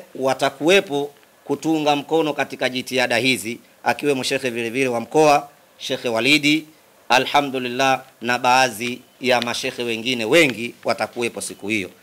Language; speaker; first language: Swahili; native; Swahili